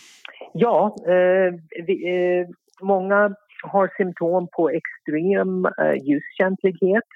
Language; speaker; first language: Swedish; non-native, fluent; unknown